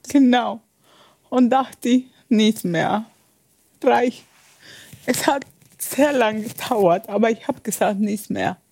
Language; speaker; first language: German; non-native, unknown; Spanish